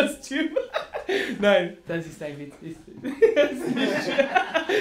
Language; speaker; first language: German; non-native, learner; French